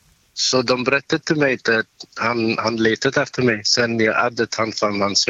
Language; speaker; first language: Swedish; non-native, learner; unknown